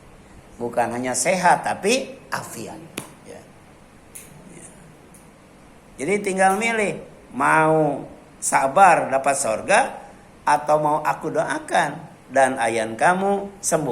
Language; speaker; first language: Indonesian; native; Indonesian